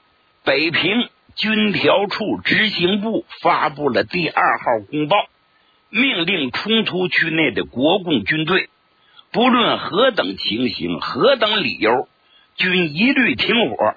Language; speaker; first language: Chinese; native; Chinese